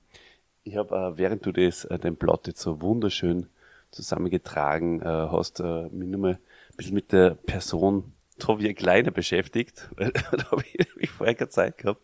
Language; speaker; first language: German; native; German